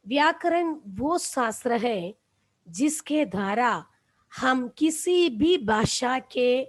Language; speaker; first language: Hindi; non-native, local second language; Tamil